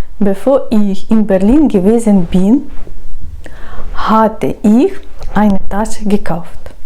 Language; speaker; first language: German; non-native, fluent; Ukrainian